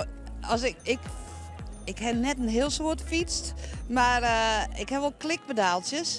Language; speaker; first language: Dutch; non-native, local second language; Western Frisian